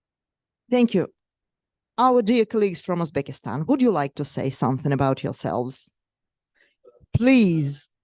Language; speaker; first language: English; non-native, fluent; Russian